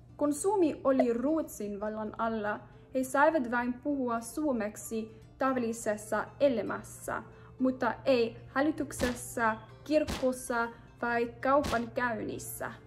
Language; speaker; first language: Finnish; non-native, learner; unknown